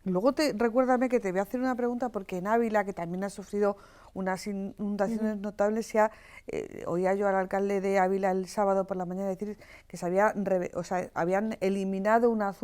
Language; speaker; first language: Spanish; native; Spanish